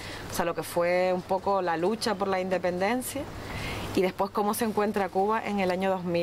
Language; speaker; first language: Spanish; native; Spanish